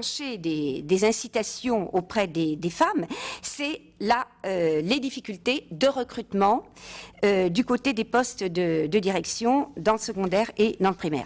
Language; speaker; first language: French; native; French